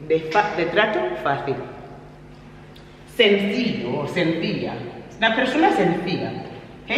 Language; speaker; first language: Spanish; non-native, fluent; English